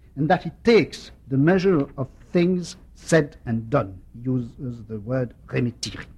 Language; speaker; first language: English; non-native, fluent; French